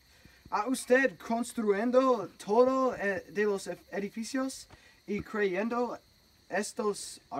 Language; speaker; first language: Spanish; non-native, learner; English